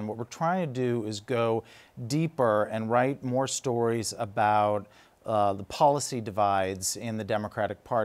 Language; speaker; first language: English; native; English